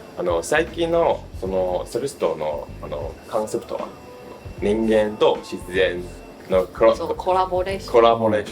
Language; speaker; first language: Japanese; non-native, learner; Chinese